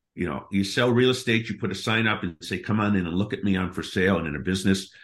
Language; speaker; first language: English; native; English